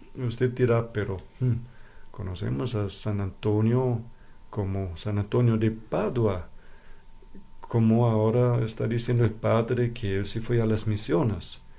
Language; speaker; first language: Spanish; non-native, fluent; German